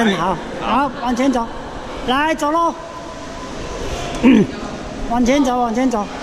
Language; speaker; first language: Chinese; native; Chinese